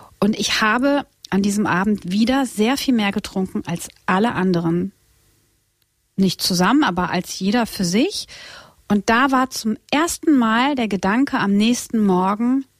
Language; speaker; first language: German; non-native, fluent; Croatian